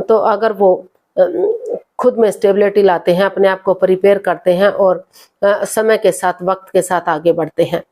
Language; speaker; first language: Hindi; native; Hindi